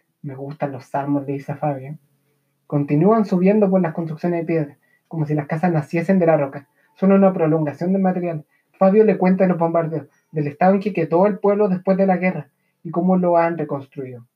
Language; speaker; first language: Spanish; native; Spanish